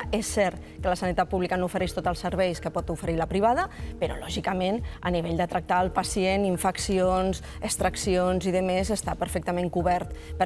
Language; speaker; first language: Catalan; native; Catalan